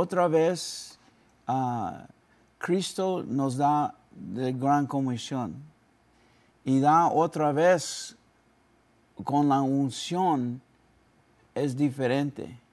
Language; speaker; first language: Spanish; early bilingual, heritage; Spanish